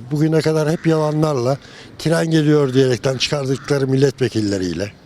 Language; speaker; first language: Turkish; native; Turkish